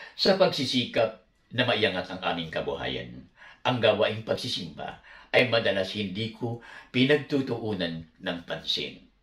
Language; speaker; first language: Filipino; native; Filipino